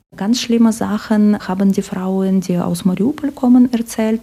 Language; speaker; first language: German; non-native, fluent; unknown